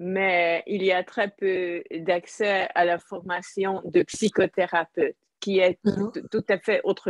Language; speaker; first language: French; non-native, fluent; Hungarian